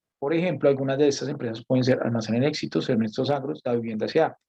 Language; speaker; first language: Spanish; native; Spanish